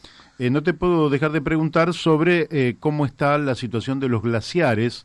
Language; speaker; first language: Spanish; native; Spanish